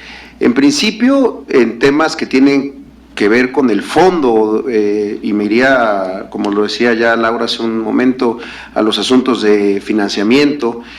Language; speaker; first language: Spanish; native; Spanish